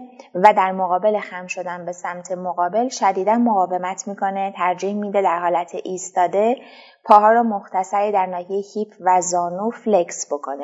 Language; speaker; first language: Persian; native; Persian